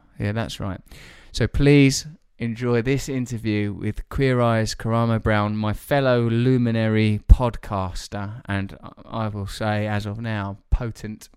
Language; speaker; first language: English; native; English